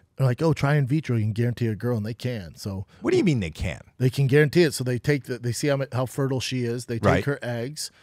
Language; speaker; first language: English; native; English